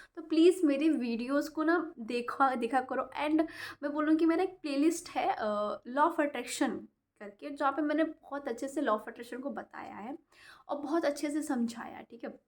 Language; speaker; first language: Hindi; native; Hindi